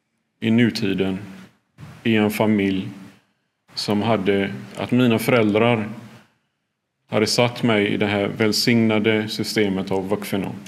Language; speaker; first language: Swedish; early bilingual, other home language; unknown